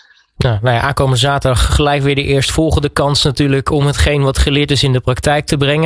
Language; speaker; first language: Dutch; native; Dutch